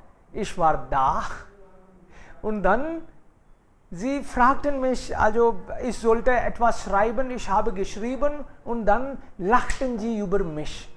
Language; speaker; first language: German; non-native, fluent; Hindi